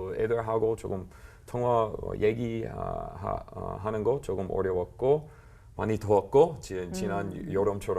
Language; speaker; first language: Korean; non-native, learner; English